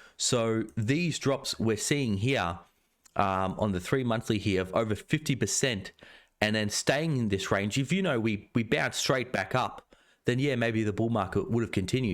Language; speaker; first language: English; native; English